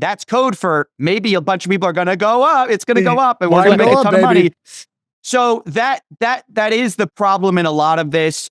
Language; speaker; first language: English; native; English